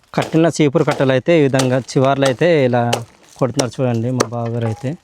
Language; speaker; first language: Telugu; non-native, local second language; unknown